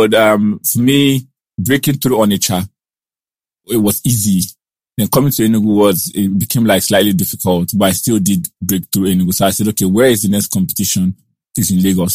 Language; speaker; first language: English; non-native, local second language; Igbo